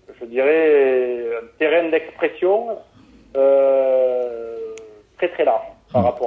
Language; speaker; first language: French; native; French